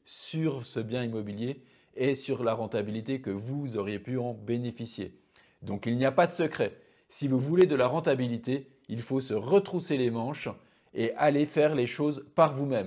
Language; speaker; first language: French; native; French